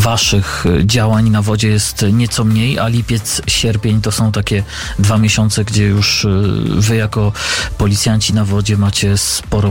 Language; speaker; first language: Polish; native; Polish